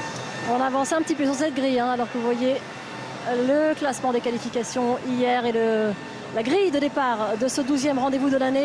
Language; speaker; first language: French; native; French